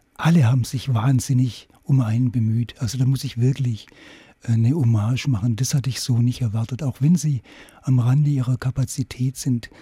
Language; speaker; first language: German; native; German